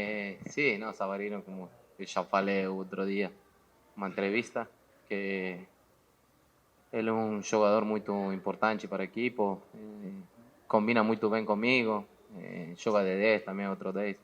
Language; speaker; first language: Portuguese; non-native, learner; Spanish